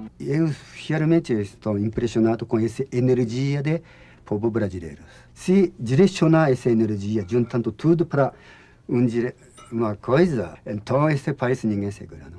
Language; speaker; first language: Portuguese; non-native, learner; Japanese